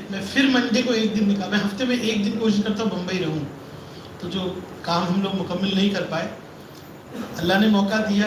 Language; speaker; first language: Urdu; non-native, local second language; Marathi